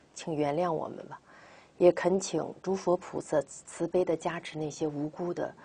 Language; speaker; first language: Chinese; native; Chinese